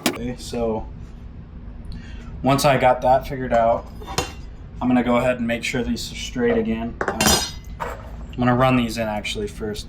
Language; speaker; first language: English; native; English